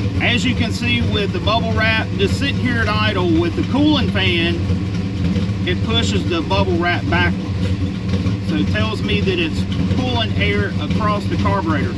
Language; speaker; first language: English; native; English